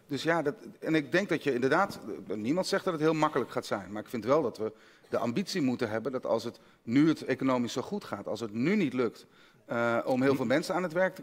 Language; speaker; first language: Dutch; native; Dutch